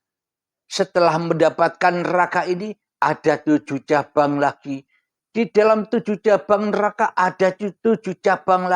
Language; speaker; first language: Indonesian; non-native, local second language; Javanese